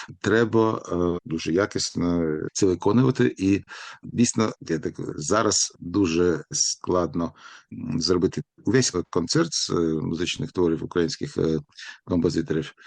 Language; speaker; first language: Ukrainian; non-native, local second language; Russian